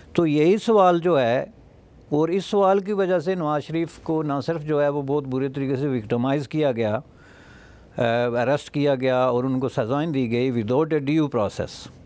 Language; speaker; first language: Urdu; non-native, local second language; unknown